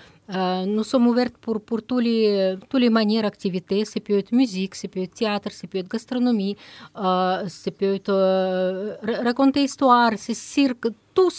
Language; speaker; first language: French; non-native, fluent; Russian